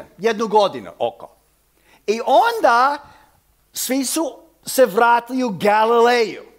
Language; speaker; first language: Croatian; early bilingual, heritage; Croatian